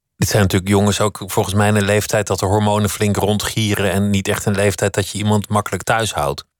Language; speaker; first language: Dutch; native; Dutch